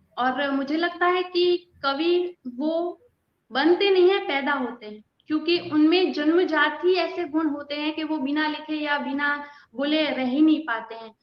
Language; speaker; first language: Hindi; non-native, local second language; Gujarati